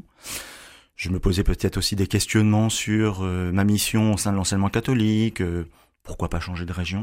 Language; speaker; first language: French; native; French